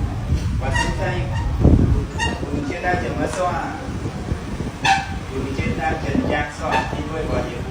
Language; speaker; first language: Chinese; non-native, learner; Khmer